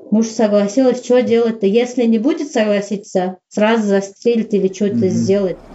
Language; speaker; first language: Russian; non-native, local second language; Uzbek